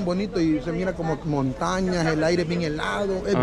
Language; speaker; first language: Spanish; native; Spanish